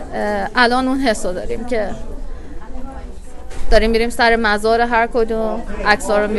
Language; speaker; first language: Persian; native; Persian